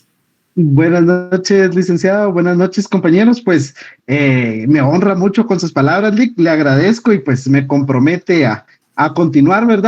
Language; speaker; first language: Spanish; native; Spanish